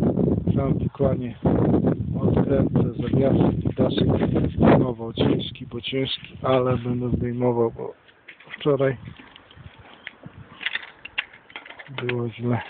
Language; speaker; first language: Polish; native; Polish